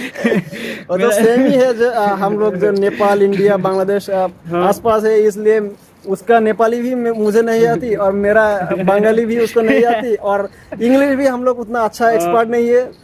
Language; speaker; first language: Hindi; non-native, fluent; Bangla